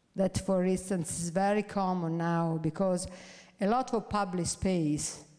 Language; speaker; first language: English; non-native, fluent; Italian